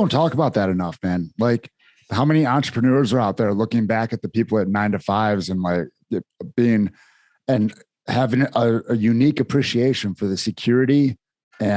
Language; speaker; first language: English; native; English